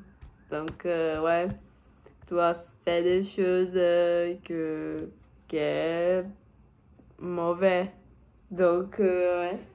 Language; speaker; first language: French; non-native, learner; Portuguese